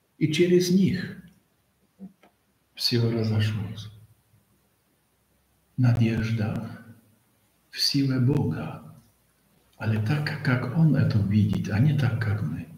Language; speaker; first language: Russian; non-native, fluent; Polish